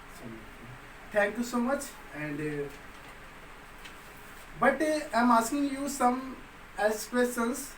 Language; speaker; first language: English; non-native, local second language; Hindi